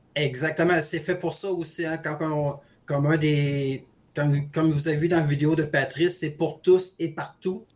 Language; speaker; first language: French; native; French